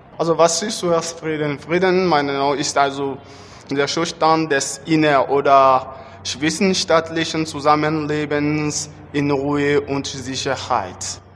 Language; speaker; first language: German; non-native, learner; Bambara